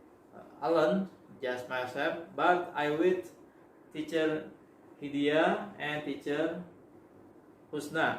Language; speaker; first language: English; non-native, learner; Indonesian